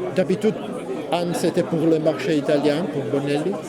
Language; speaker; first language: French; non-native, fluent; Italian